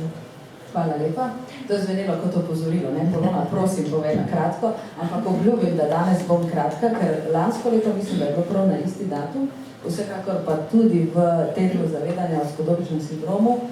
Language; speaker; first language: Slovenian; native; Slovenian